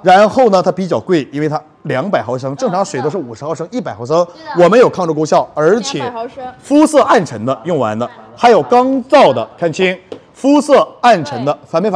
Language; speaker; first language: Chinese; native; Chinese